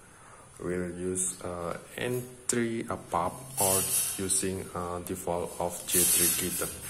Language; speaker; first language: English; non-native, learner; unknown